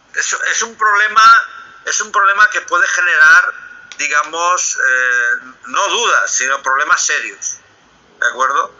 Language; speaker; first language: Spanish; native; Spanish